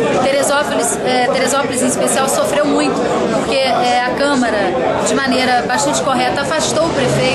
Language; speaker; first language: Portuguese; native; Portuguese